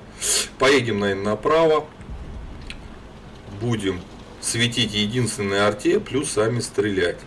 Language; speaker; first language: Russian; native; Russian